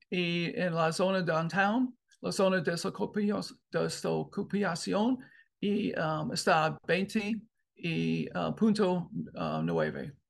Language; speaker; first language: Spanish; non-native, learner; English